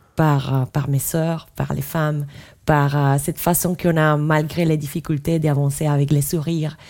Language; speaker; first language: French; non-native, fluent; Spanish